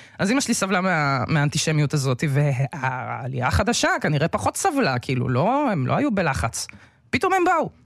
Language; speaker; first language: Hebrew; early bilingual, other home language; Russian